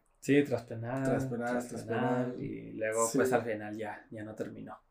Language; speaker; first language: Spanish; native; Spanish